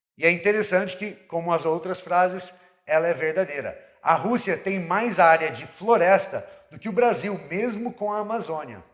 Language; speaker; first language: Portuguese; non-native, fluent; English